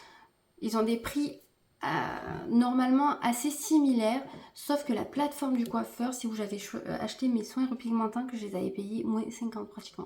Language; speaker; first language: French; native; French